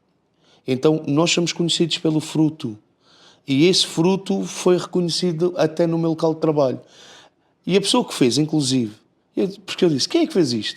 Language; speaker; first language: Portuguese; native; Portuguese